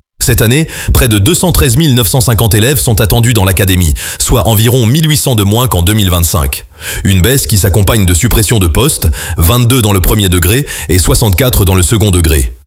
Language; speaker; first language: French; native; French